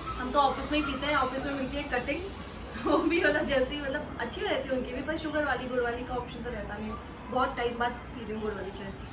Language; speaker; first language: Hindi; native; Hindi